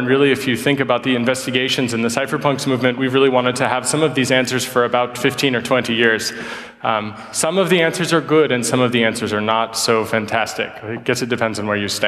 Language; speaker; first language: English; native; English